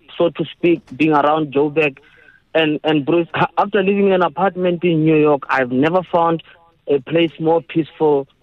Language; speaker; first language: English; non-native, local second language; Northern Sotho